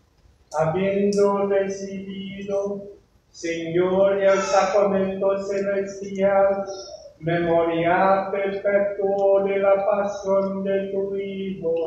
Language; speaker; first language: Spanish; non-native, learner; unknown